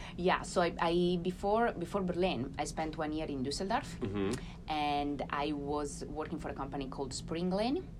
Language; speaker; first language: English; non-native, fluent; Italian